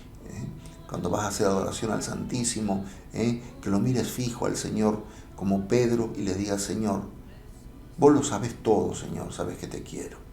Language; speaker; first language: Spanish; native; Spanish